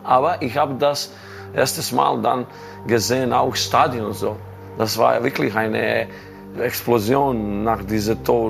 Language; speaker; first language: German; non-native, learner; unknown